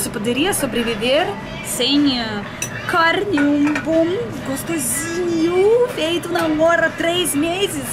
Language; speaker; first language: Portuguese; non-native, learner; Russian